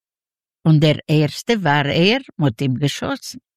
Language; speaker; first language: German; non-native, learner; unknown